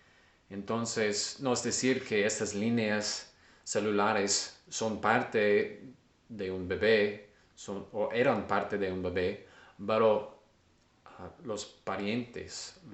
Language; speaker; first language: Spanish; non-native, learner; English